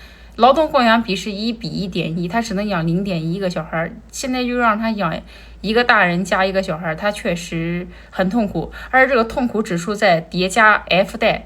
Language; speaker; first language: Chinese; native; Chinese